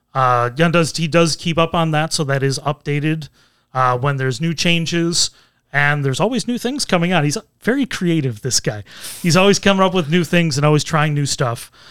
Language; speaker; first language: English; native; English